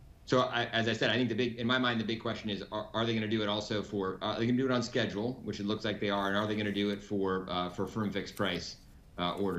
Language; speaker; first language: English; native; English